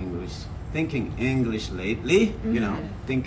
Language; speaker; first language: English; non-native, fluent; Wolof